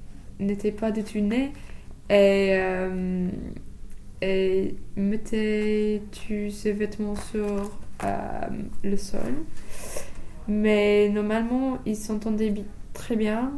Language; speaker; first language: French; non-native, learner; English